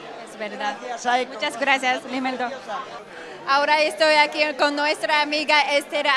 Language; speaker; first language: Spanish; non-native, learner; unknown